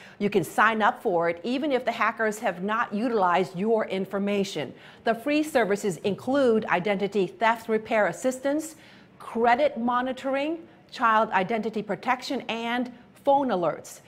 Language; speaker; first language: English; native; English